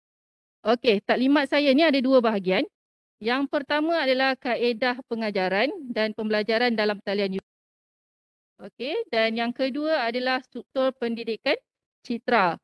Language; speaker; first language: Malay; native; Malay